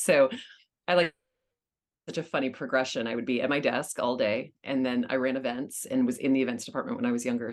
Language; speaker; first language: English; native; English